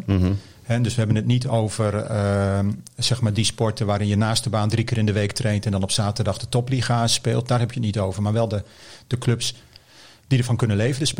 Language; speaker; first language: Dutch; native; Dutch